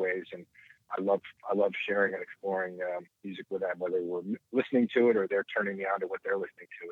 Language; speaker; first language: English; native; English